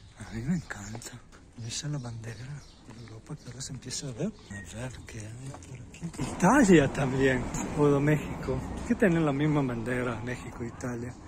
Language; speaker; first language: Spanish; non-native, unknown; Italian